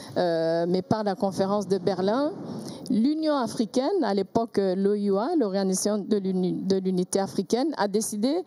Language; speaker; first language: French; non-native, local second language; Kinyarwanda